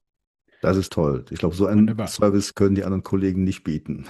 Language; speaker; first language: German; native; German